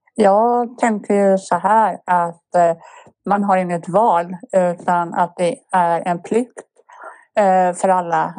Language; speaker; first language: Swedish; non-native, fluent; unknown